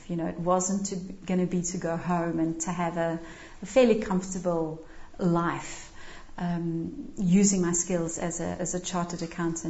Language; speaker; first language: English; native; English